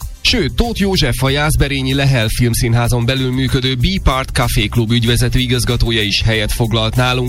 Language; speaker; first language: Hungarian; native; Hungarian